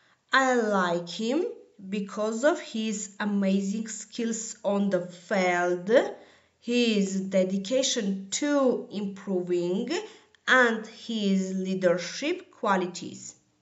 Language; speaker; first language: English; non-native, fluent; Armenian